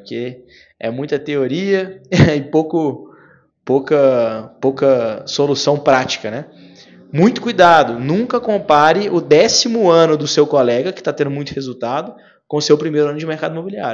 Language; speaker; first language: Portuguese; native; Portuguese